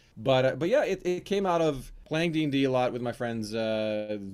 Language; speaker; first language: English; non-native, fluent; Norwegian